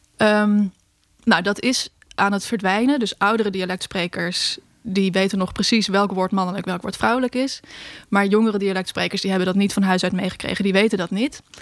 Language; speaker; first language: Dutch; native; Dutch